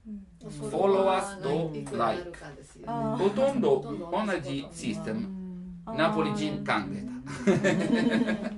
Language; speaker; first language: Japanese; non-native, learner; Italian